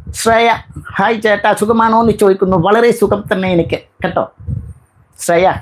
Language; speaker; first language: Malayalam; non-native, learner; Bangla